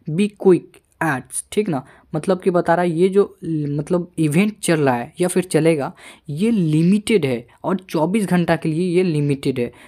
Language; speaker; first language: Hindi; native; Hindi